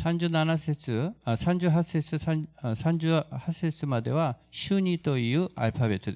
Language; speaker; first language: Japanese; non-native, fluent; Korean